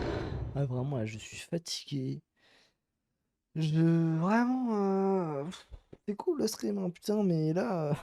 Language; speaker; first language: French; native; French